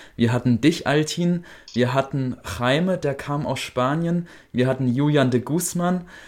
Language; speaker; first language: German; native; German